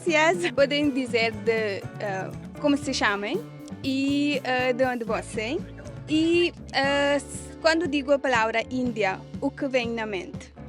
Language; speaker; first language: Portuguese; non-native, learner; Hindi